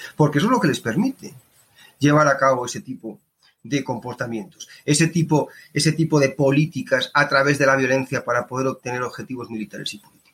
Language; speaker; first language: Spanish; native; Spanish